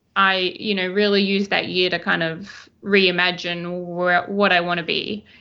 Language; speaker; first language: English; native; English